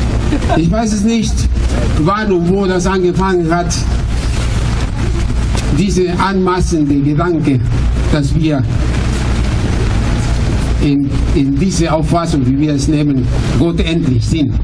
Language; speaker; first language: German; non-native, fluent; Spanish